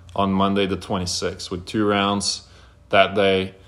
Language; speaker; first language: English; non-native, fluent; Norwegian